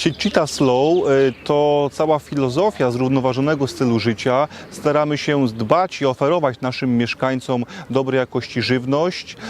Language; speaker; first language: Polish; native; Polish